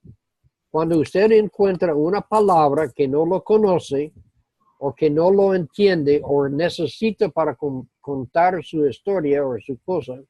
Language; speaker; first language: Spanish; non-native, fluent; English